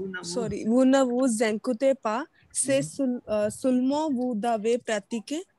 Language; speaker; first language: French; non-native, learner; Hindi